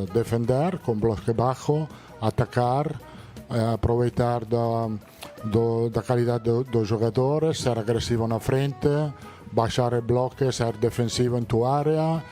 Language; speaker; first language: Portuguese; non-native, fluent; Italian